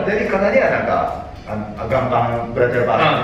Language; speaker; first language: Indonesian; non-native, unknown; Japanese